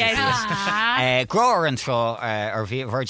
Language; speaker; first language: English; native; English